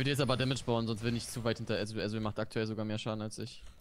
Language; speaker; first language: German; native; German